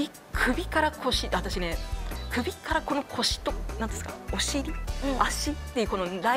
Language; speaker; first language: Japanese; native; Japanese